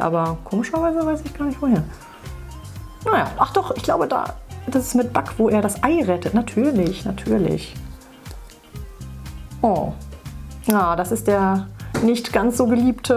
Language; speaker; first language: German; native; German